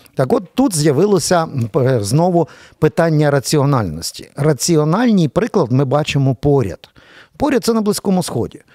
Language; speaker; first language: Ukrainian; native; Ukrainian